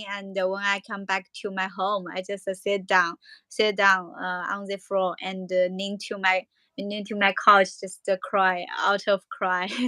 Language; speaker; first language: English; non-native, learner; Chinese